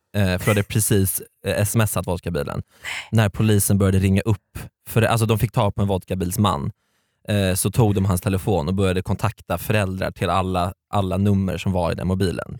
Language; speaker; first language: Swedish; native; Swedish